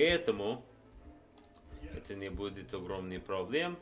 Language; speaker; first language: Russian; non-native, learner; English